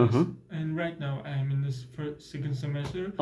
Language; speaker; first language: English; non-native, learner; Turkish